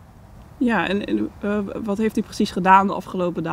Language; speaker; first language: Dutch; native; Dutch